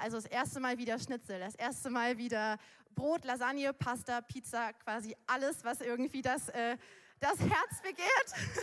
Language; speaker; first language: German; native; German